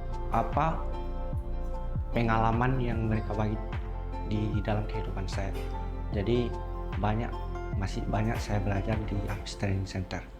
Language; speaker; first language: Indonesian; non-native, local second language; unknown